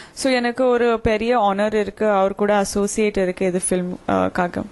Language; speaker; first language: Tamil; non-native, fluent; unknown